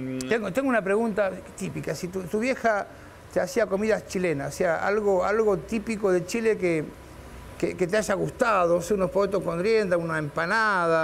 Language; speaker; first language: Spanish; native; Spanish